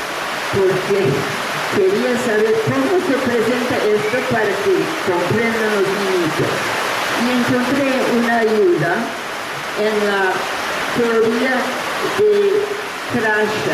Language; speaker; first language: Spanish; non-native, fluent; English